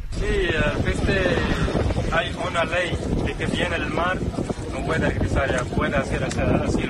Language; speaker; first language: Spanish; non-native, learner; Arabic